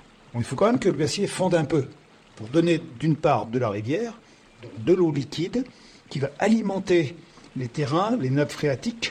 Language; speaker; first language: French; native; French